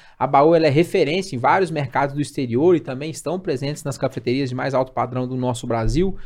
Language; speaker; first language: Portuguese; native; Portuguese